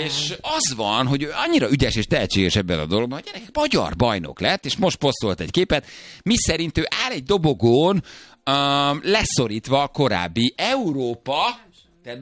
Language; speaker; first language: Hungarian; native; Hungarian